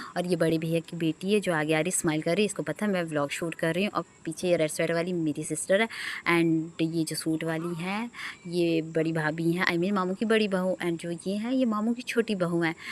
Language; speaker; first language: Hindi; non-native, local second language; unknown